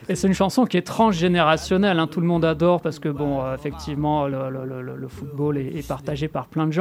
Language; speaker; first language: French; native; French